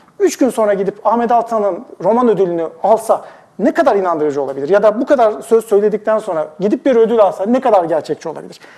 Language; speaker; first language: Turkish; native; Turkish